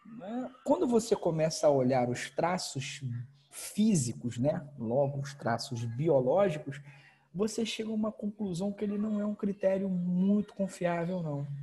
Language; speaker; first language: Portuguese; native; Portuguese